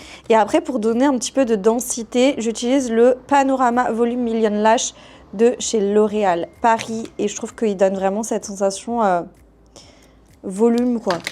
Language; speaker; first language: French; native; French